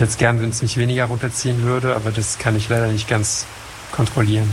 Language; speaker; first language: German; non-native, fluent; French